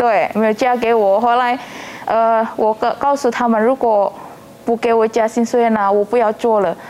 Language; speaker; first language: Chinese; non-native, learner; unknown